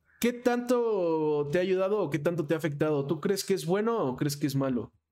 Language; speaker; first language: Spanish; native; Spanish